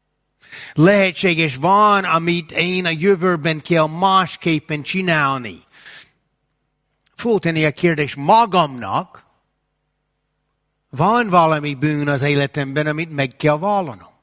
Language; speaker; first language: Hungarian; non-native, fluent; English